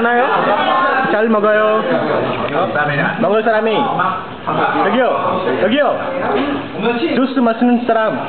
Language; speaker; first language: Korean; non-native, learner; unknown